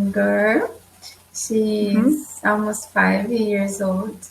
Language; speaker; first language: English; non-native, learner; Portuguese